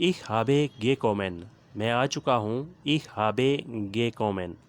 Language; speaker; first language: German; non-native, learner; Urdu